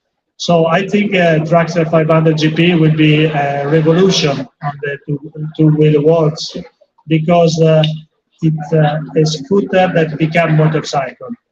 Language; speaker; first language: English; non-native, fluent; Italian